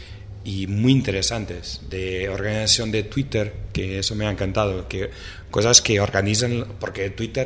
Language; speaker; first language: Spanish; non-native, fluent; Portuguese